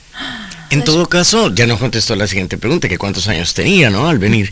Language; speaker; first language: Spanish; native; Spanish